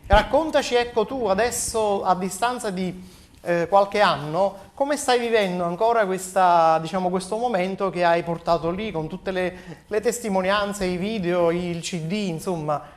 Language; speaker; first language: Italian; native; Italian